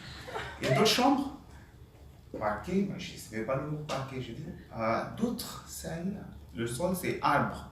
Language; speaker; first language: French; non-native, learner; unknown